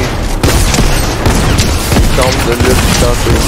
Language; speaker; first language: French; native; French